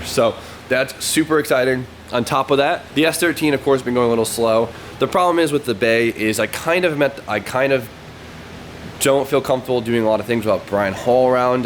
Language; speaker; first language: English; native; English